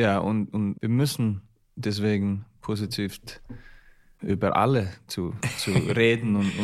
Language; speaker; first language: German; non-native, learner; Icelandic